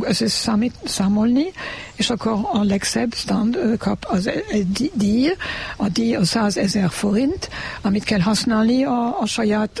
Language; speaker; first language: Hungarian; non-native, learner; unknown